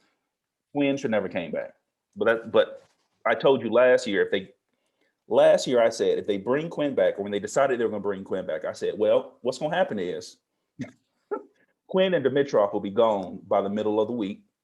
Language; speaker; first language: English; native; English